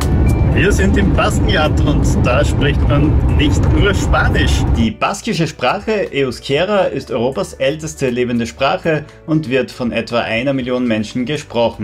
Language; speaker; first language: German; native; German